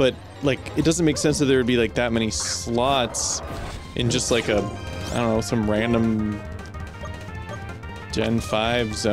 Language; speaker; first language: English; native; English